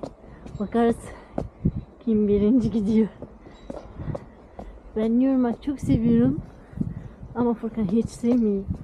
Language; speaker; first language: Turkish; non-native, learner; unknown